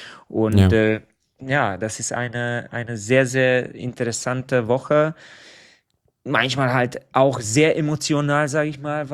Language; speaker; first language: German; non-native, fluent; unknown